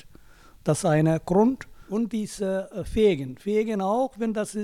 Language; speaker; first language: German; non-native, learner; Tamil